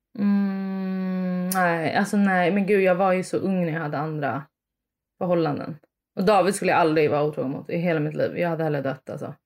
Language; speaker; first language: Swedish; early bilingual, other home language; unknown